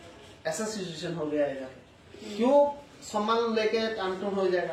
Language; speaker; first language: Hindi; non-native, learner; Bangla